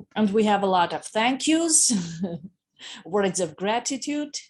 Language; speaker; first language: English; non-native, fluent; Armenian